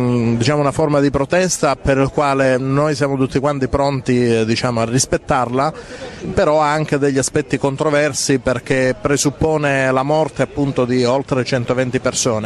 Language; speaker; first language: Italian; native; Italian